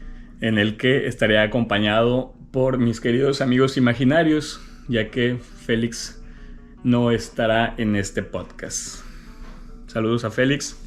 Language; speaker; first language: Spanish; native; Spanish